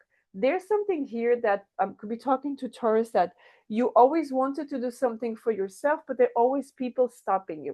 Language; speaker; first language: English; non-native, fluent; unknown